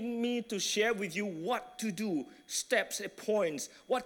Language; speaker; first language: English; non-native, fluent; Indonesian